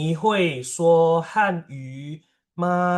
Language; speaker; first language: Chinese; non-native, fluent; Indonesian